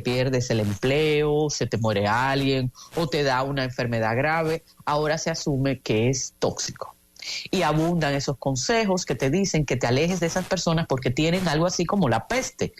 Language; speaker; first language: Spanish; native; Spanish